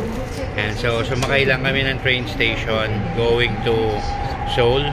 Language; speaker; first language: Filipino; native; Filipino